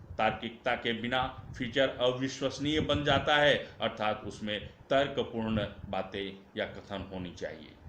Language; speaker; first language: Hindi; non-native, local second language; Marathi